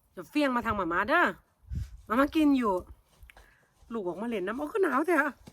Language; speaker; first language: Thai; native; Thai